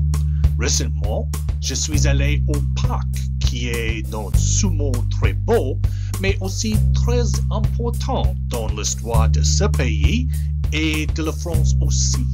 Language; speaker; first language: French; non-native, learner; English